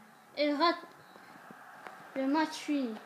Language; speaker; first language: French; non-native, learner; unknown